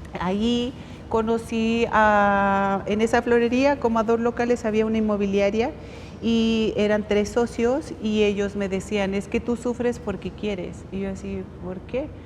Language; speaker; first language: Spanish; native; Spanish